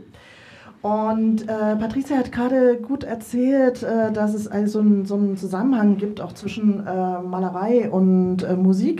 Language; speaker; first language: German; native; German